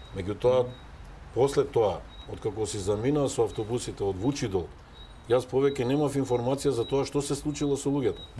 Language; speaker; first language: Macedonian; native; Macedonian